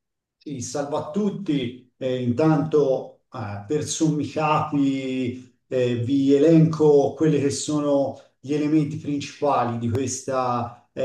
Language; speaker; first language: Italian; native; Italian